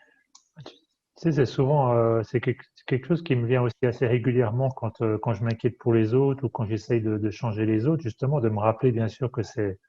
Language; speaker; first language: French; native; French